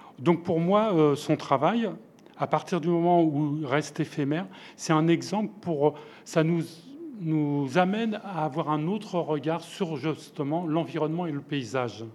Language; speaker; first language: French; native; French